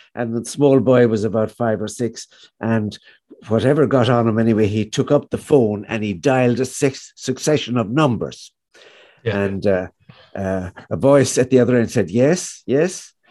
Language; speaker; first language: English; native; English